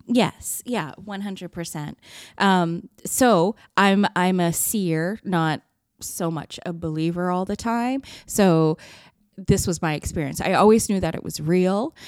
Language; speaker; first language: English; native; English